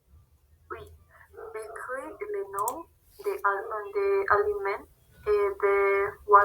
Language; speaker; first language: French; non-native, learner; Spanish